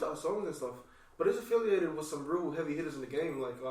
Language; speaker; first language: English; native; English